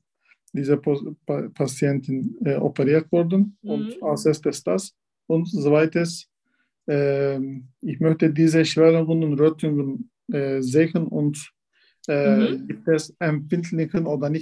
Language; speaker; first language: German; non-native, learner; Turkish